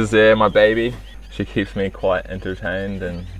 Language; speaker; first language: English; early bilingual, other home language; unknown